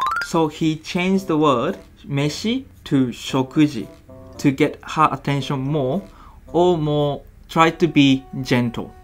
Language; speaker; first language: English; non-native, fluent; Japanese